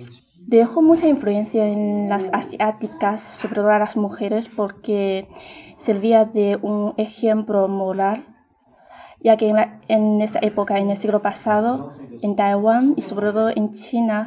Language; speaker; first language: Spanish; non-native, fluent; Chinese